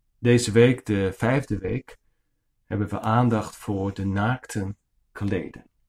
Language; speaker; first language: Dutch; non-native, local second language; Western Frisian